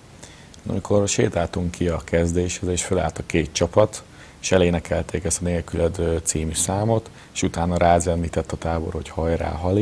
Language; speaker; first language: Hungarian; native; Hungarian